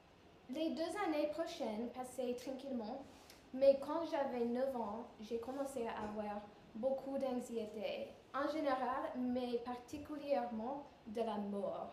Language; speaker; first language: French; non-native, learner; English